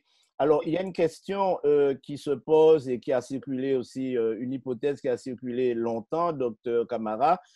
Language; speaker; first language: French; native; French